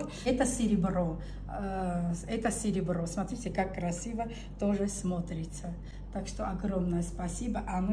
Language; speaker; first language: Russian; non-native, local second language; Armenian